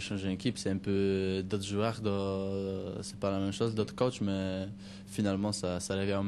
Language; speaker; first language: French; non-native, learner; Polish